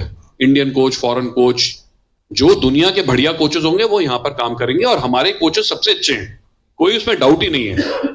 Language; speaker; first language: Hindi; native; Hindi